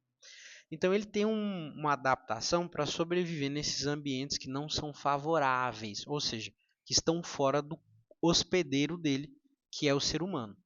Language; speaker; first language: Portuguese; native; Portuguese